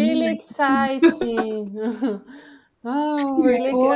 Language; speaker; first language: English; non-native, fluent; Portuguese